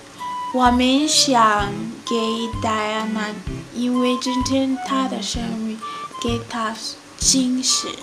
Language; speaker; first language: Chinese; non-native, learner; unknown